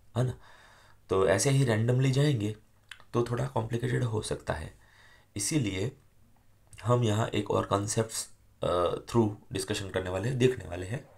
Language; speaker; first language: Hindi; non-native, local second language; Gujarati